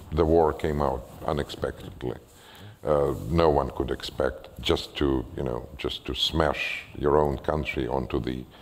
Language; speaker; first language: English; non-native, fluent; Russian